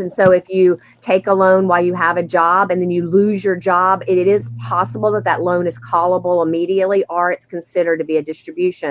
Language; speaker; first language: English; native; English